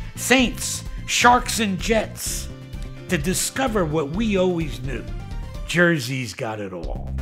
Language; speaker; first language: English; native; English